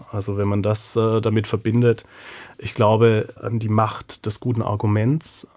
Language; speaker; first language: German; native; German